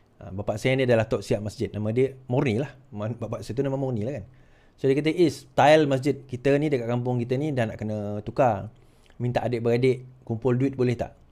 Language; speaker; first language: Malay; native; Malay